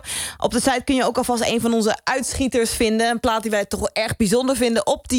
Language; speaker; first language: Dutch; native; Dutch